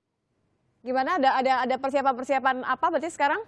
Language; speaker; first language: Indonesian; native; Indonesian